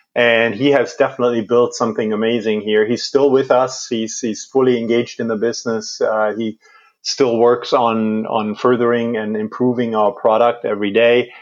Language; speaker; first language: English; non-native, fluent; German